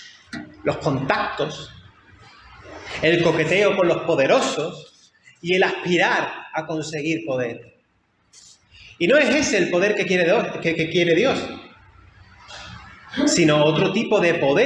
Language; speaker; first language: Spanish; native; Spanish